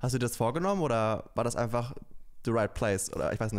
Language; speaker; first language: German; native; German